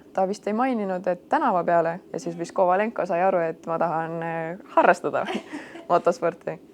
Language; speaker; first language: Estonian; non-native, local second language; Russian